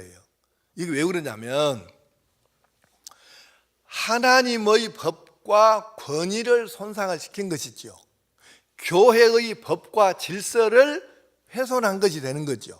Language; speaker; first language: Korean; native; Korean